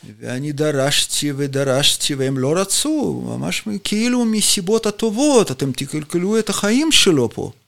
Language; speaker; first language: Hebrew; non-native, fluent; Russian